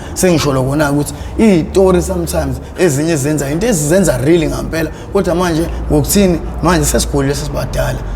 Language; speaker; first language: Zulu; native; Zulu